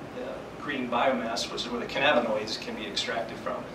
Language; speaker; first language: English; native; English